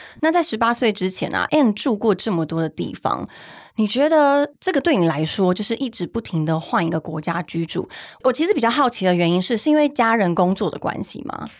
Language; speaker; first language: Chinese; native; Chinese